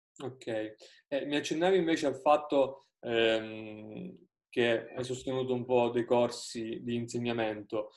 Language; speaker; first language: Italian; native; Italian